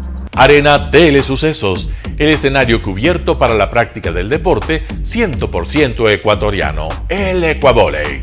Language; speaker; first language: Spanish; native; Spanish